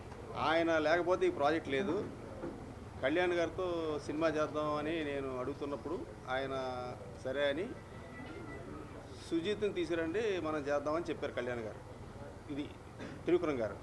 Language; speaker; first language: Telugu; native; Telugu